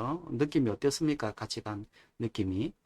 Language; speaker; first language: Korean; native; Korean